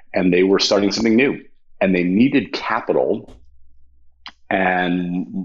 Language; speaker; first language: English; native; English